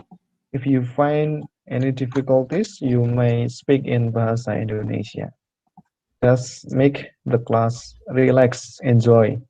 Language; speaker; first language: English; non-native, fluent; Indonesian